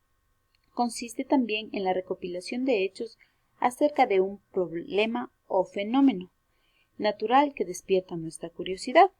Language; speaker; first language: Spanish; native; Spanish